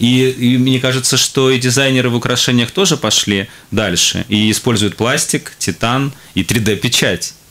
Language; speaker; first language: Russian; native; Russian